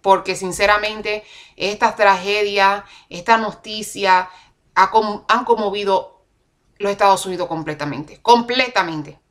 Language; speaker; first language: Spanish; early bilingual, heritage; Spanish